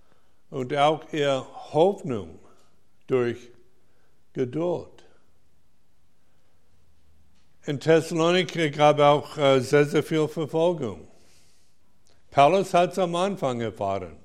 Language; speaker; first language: German; non-native, fluent; English